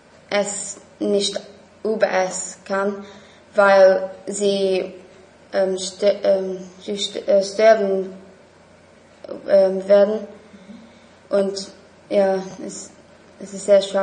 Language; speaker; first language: German; non-native, learner; English